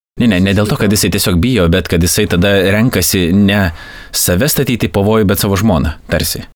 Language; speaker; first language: Lithuanian; native; Lithuanian